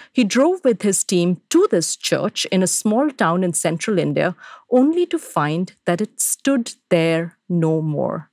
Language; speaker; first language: English; non-native, local second language; Hindi